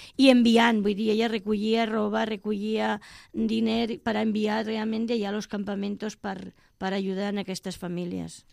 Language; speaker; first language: Catalan; non-native, local second language; Spanish